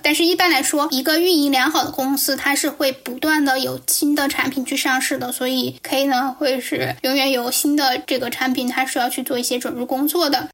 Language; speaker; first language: Chinese; native; Chinese